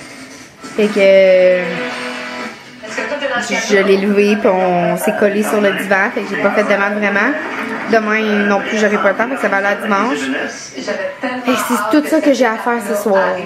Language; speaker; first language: French; native; French